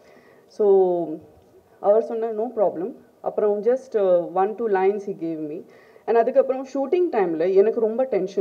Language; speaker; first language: Tamil; non-native, fluent; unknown